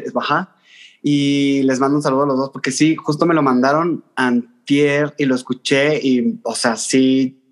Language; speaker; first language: Spanish; native; Spanish